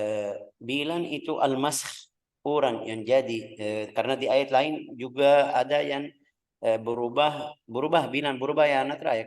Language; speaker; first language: Indonesian; non-native, fluent; Arabic